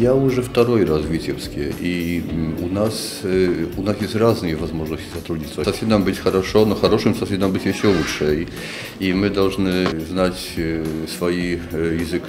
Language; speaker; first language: Russian; non-native, learner; Polish